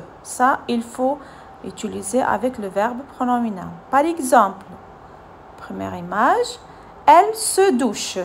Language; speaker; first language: French; non-native, fluent; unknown